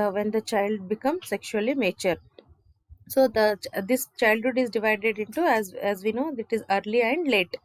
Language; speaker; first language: English; non-native, local second language; Kannada